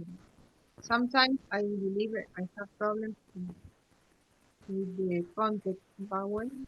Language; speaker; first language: English; non-native, learner; Spanish